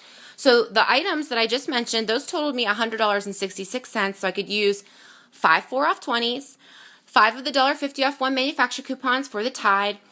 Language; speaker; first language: English; native; English